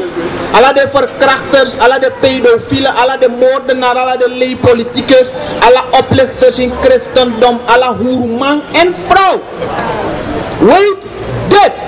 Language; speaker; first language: Dutch; non-native, local second language; Sranan Tongo